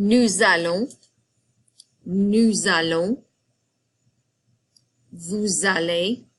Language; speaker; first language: French; non-native, fluent; English